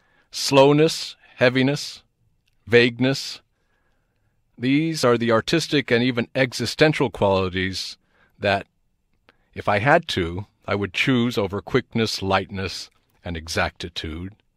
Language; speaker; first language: English; native; English